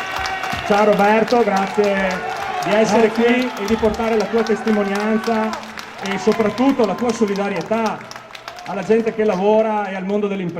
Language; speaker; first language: Italian; native; Italian